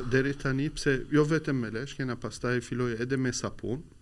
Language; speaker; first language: Albanian; non-native, learner; Arabic